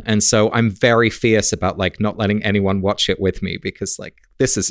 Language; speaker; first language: English; native; English